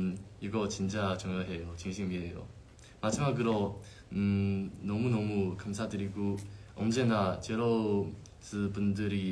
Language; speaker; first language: Korean; non-native, fluent; Chinese